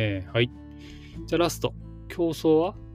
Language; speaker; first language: Japanese; native; Japanese